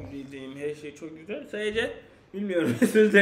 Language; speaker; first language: Turkish; non-native, learner; English